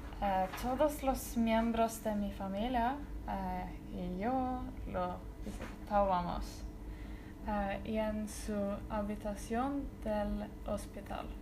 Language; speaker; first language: Spanish; non-native, learner; Norwegian